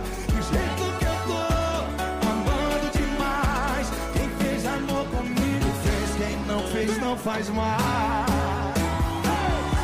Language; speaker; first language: Portuguese; native; Portuguese